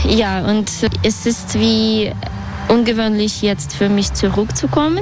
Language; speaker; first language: German; non-native, learner; Russian